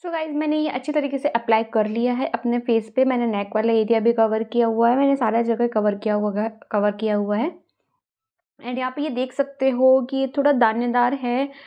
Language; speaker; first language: Hindi; native; Hindi